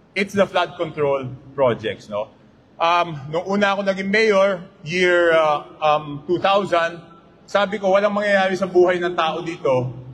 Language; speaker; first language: Filipino; native; Filipino